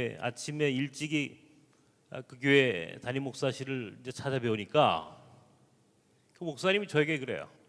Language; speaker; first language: Korean; native; Korean